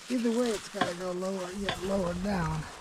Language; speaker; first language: English; native; English